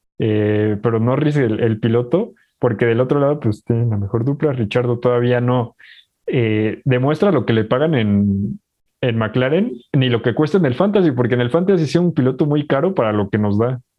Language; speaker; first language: Spanish; native; Spanish